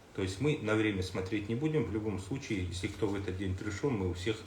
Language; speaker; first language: Russian; non-native, local second language; Kazakh